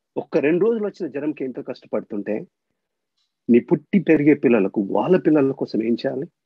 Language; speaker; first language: Telugu; native; Telugu